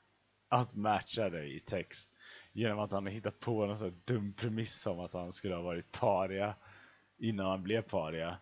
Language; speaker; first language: Swedish; native; Swedish